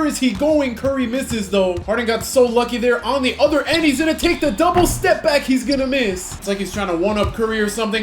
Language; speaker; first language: English; native; English